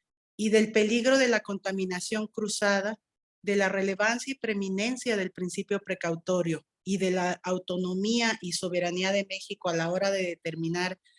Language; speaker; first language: Spanish; native; Spanish